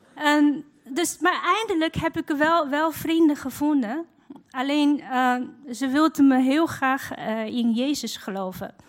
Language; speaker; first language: Dutch; non-native, fluent; Chinese